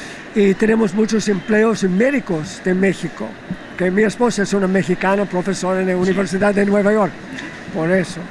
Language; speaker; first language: Spanish; non-native, fluent; English